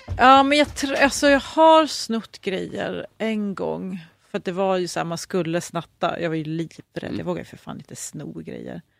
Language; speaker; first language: Swedish; native; Swedish